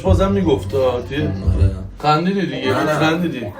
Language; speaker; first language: Persian; native; Persian